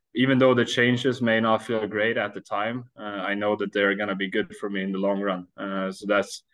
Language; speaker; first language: English; non-native, fluent; Swedish